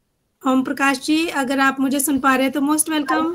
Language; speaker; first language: Hindi; native; Hindi